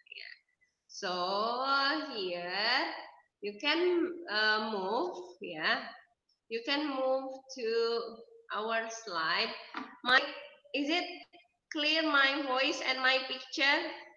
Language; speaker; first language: English; non-native, fluent; Indonesian